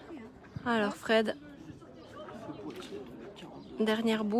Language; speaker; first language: French; native; French